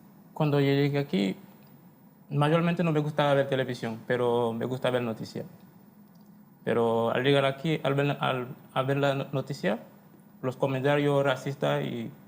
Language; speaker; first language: Spanish; non-native, learner; Haitian Creole